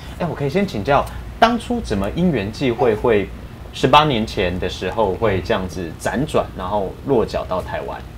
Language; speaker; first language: Chinese; native; Chinese